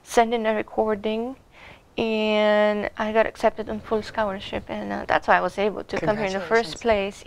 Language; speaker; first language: English; non-native, fluent; Bulgarian